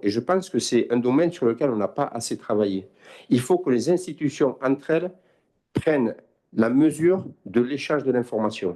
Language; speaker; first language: French; native; French